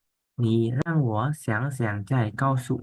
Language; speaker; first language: Chinese; non-native, fluent; Khmer